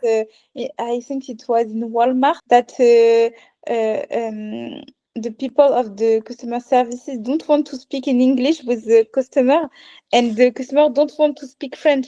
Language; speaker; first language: English; non-native, learner; French